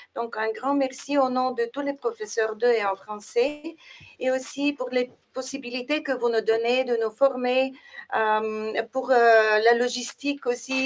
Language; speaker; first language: French; non-native, fluent; Bulgarian